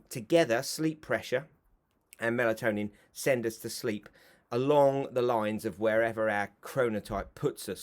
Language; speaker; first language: English; native; English